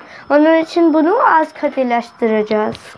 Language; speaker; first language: Turkish; non-native, learner; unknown